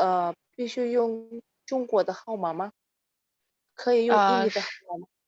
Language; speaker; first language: Chinese; non-native, learner; Indonesian